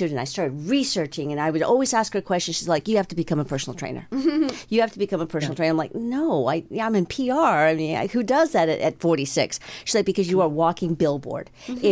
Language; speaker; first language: English; native; English